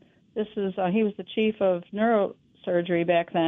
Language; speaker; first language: English; native; English